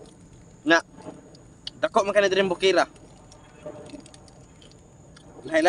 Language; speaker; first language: Filipino; non-native, local second language; Cebuano